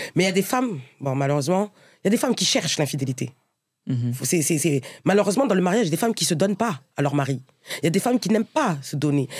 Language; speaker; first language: French; native; French